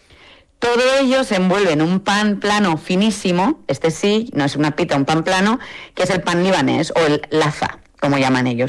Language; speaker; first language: Spanish; native; Spanish